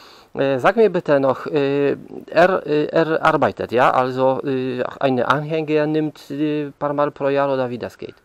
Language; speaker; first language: German; non-native, learner; Polish